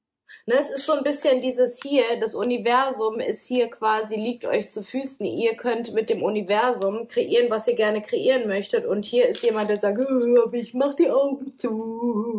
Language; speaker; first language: German; native; German